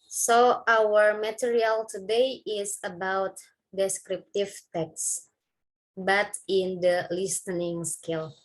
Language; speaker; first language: English; non-native, learner; Indonesian